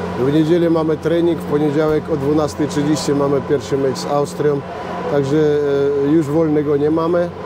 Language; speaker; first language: Polish; non-native, fluent; Russian